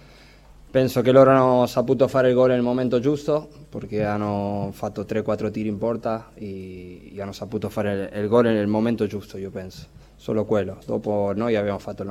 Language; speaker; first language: Italian; non-native, fluent; Spanish